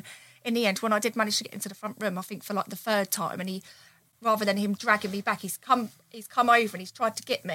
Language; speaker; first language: English; native; English